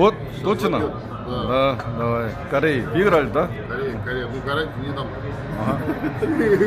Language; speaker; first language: Russian; non-native, learner; Korean